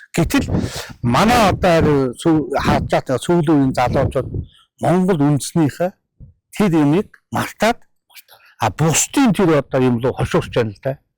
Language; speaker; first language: Mongolian; native; Mongolian